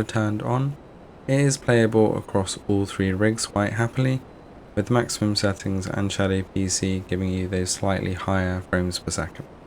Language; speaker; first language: English; native; English